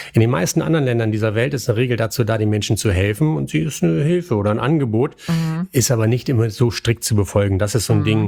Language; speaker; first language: German; native; German